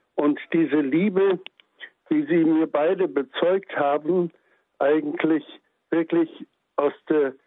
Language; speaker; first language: German; native; German